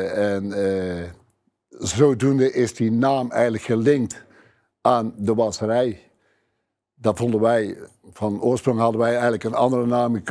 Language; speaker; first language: Dutch; native; Dutch